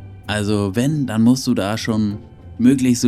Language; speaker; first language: German; native; German